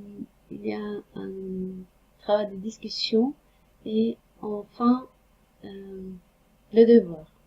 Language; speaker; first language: French; non-native, fluent; Norwegian